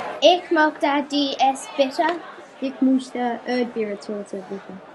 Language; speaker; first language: German; non-native, learner; English